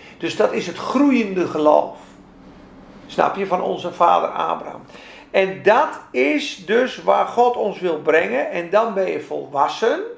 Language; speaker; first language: Dutch; non-native, fluent; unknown